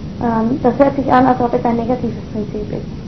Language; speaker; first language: German; native; German